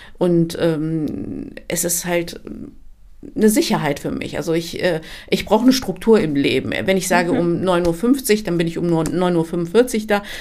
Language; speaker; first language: German; early bilingual, other home language; Turkish